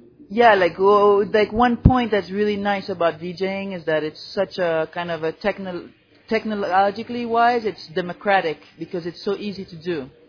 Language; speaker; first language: English; non-native, fluent; Spanish